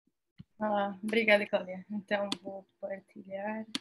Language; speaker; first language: Portuguese; native; Portuguese